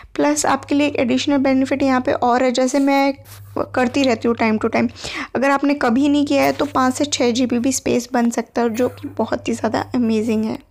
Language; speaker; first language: Hindi; native; Hindi